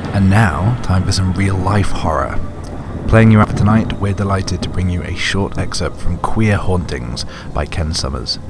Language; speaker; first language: English; native; English